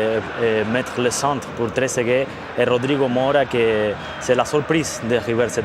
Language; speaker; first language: French; non-native, fluent; Spanish